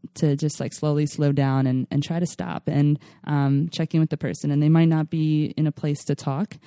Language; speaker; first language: English; native; English